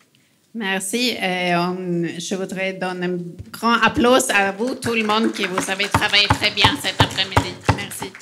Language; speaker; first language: French; non-native, fluent; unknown